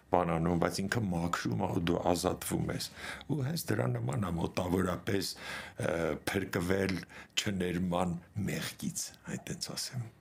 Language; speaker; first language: Armenian; native; Armenian